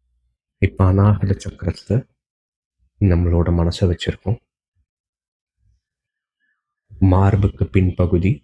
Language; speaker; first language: Tamil; native; Tamil